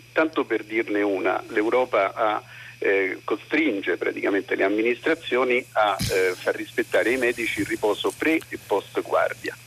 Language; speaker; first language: Italian; native; Italian